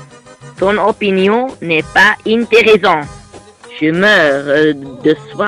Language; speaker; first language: French; non-native, learner; Dutch